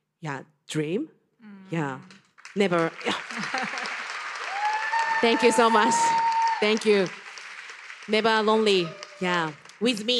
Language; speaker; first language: English; non-native, learner; Japanese